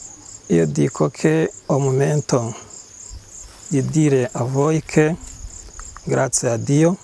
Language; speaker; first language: Italian; non-native, learner; Kinyarwanda